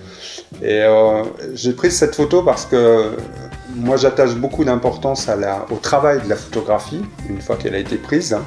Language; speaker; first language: French; native; French